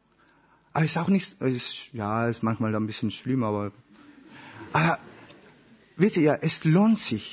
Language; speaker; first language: German; non-native, learner; Spanish